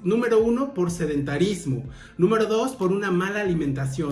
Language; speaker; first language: Spanish; native; Spanish